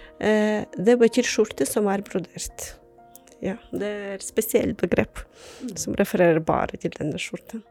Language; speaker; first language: Norwegian; non-native, fluent; Ukrainian